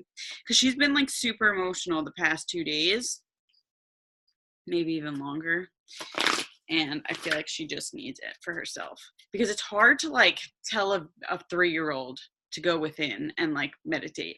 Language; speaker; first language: English; native; English